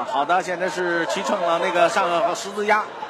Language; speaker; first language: Chinese; native; Chinese